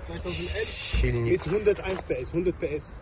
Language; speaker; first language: German; non-native, learner; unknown